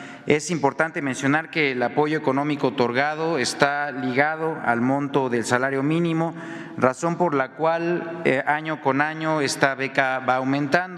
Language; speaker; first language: Spanish; native; Spanish